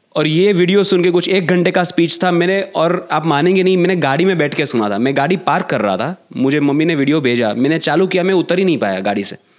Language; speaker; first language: Hindi; non-native, local second language; Gujarati